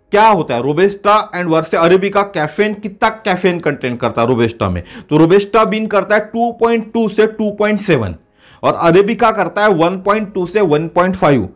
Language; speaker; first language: Hindi; non-native, local second language; Marathi